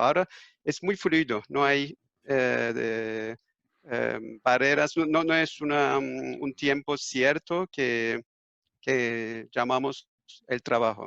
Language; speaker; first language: Spanish; non-native, fluent; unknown